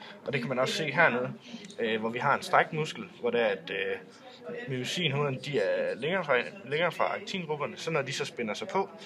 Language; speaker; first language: Danish; native; Danish